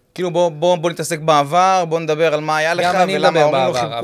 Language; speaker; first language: Hebrew; native; Hebrew